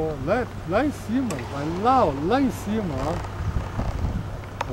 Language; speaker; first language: Portuguese; native; Portuguese